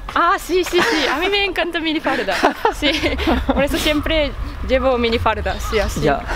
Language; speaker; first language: Spanish; non-native, learner; Japanese